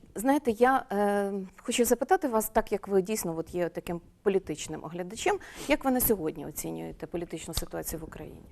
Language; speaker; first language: Ukrainian; native; Ukrainian